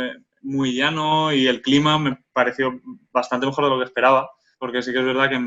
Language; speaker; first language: Spanish; non-native, local second language; Catalan